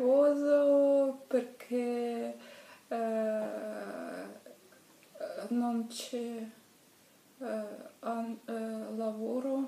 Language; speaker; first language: Italian; non-native, learner; Russian